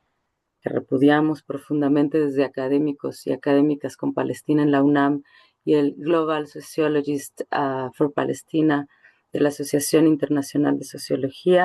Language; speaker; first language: Spanish; native; Spanish